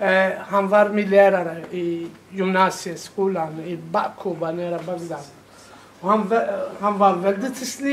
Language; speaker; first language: Swedish; non-native, fluent; Arabic